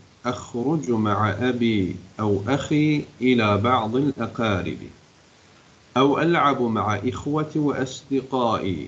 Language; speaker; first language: Arabic; non-native, fluent; Turkish